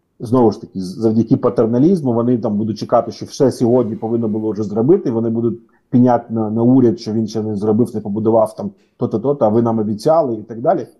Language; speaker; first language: Ukrainian; non-native, local second language; Russian